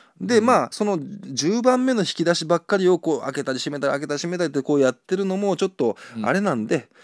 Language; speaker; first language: Japanese; native; Japanese